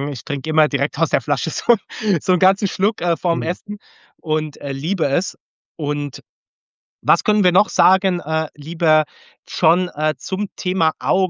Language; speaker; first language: German; native; German